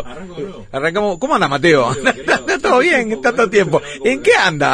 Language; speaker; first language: Spanish; native; Spanish